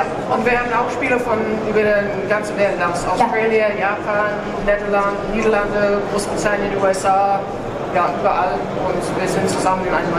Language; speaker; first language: German; non-native, fluent; English